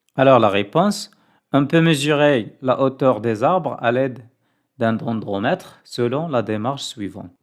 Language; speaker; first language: French; non-native, local second language; Arabic